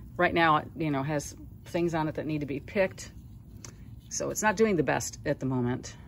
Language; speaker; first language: English; native; English